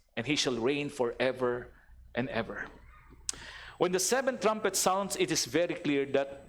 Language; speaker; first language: English; non-native, local second language; Filipino